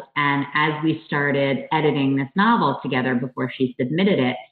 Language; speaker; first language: English; native; English